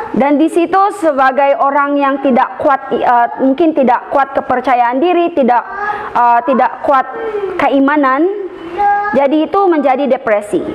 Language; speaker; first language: Indonesian; non-native, learner; Filipino